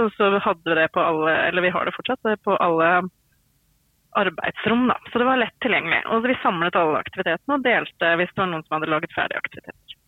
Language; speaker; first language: Norwegian; native; Norwegian